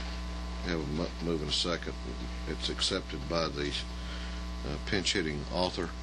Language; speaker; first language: English; native; English